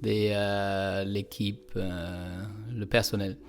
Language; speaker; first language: French; non-native, learner; English